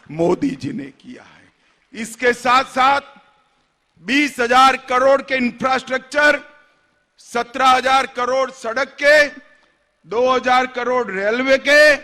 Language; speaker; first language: Hindi; non-native, local second language; Gujarati